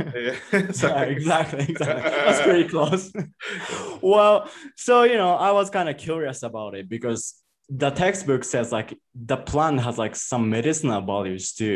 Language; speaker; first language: English; non-native, fluent; Japanese